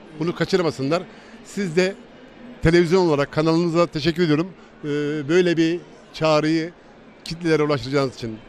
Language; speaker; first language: Turkish; native; Turkish